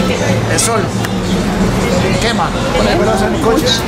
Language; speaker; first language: Spanish; non-native, learner; French